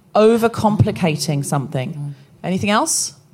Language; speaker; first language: English; native; English